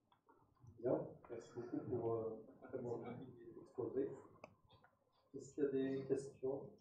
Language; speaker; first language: French; non-native, local second language; Arabic